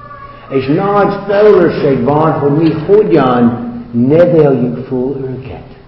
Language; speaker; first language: Hungarian; non-native, fluent; English